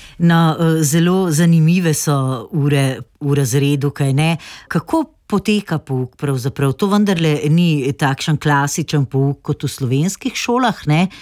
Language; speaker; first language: Slovenian; native; Slovenian